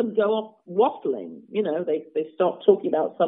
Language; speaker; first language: English; native; English